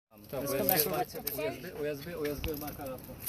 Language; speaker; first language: Hebrew; native; Hebrew